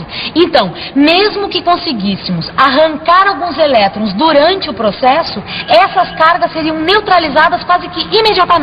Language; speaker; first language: Portuguese; native; Portuguese